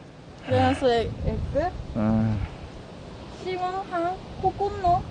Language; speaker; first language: Korean; non-native, learner; Japanese